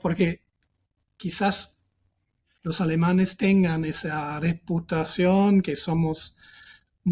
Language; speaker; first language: Spanish; non-native, fluent; German